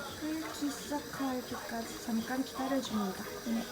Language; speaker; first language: Korean; non-native, fluent; French